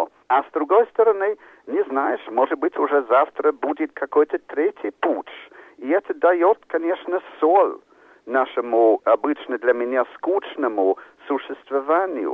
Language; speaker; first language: Russian; non-native, fluent; English